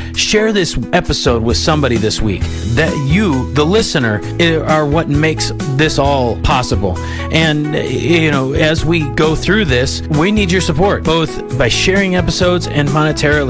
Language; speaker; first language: English; native; English